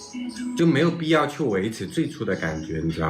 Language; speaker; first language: Chinese; native; Chinese